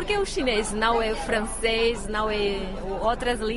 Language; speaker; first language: Portuguese; non-native, fluent; Chinese